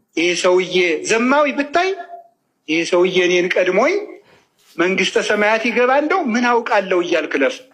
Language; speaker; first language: Amharic; native; Amharic